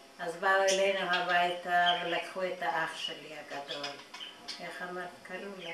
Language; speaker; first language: Hebrew; non-native, fluent; Yiddish